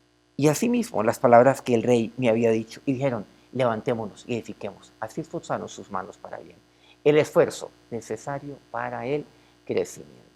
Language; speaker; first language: Spanish; native; Spanish